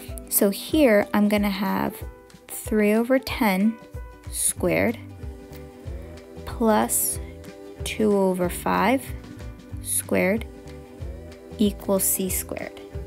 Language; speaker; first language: English; native; English